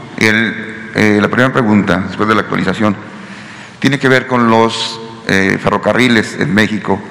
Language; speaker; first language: Spanish; native; Spanish